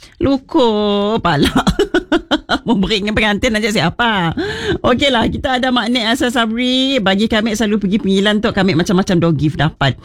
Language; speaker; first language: Malay; native; Malay